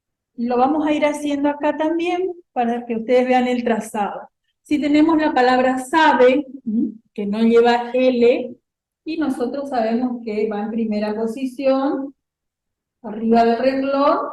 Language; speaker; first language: Spanish; native; Spanish